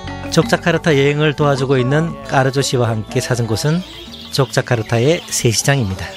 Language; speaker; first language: Korean; native; Korean